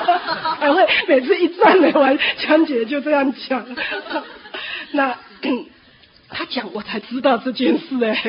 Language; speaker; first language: Chinese; native; Chinese